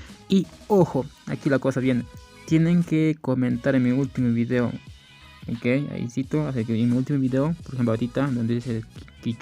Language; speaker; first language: Spanish; non-native, local second language; Quechua